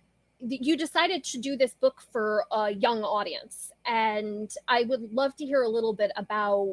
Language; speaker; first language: English; native; English